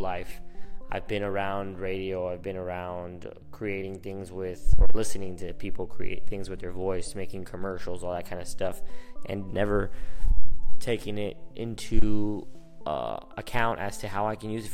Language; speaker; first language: English; early bilingual, other home language; Spanish